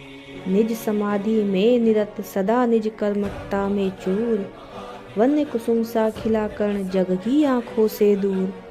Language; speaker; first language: Hindi; native; Hindi